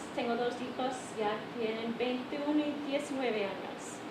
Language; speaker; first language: Spanish; non-native, fluent; English